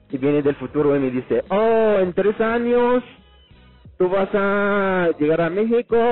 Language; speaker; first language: Spanish; non-native, fluent; Arabic